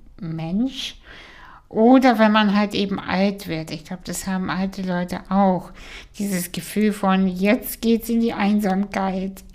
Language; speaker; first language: German; early bilingual, other home language; Russian